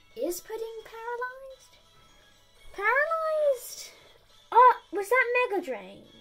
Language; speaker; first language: English; native; English